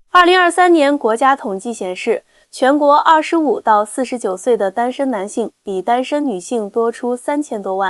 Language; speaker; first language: Chinese; native; Chinese